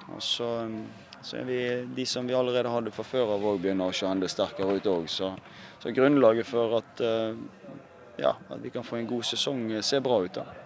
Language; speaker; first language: Norwegian; native; Norwegian